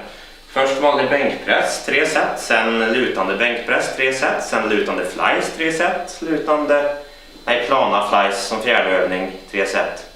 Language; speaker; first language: Swedish; native; Swedish